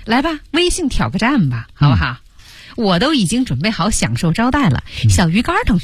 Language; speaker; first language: Chinese; native; Chinese